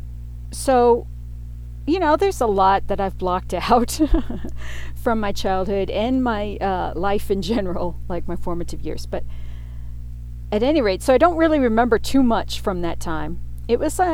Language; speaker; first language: English; native; English